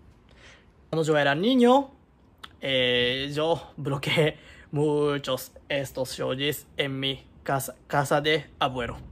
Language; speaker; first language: Spanish; non-native, learner; Japanese